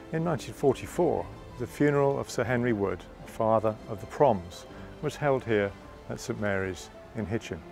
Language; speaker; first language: English; native; English